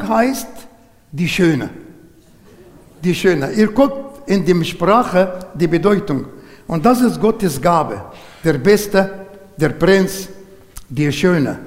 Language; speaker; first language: German; non-native, learner; Arabic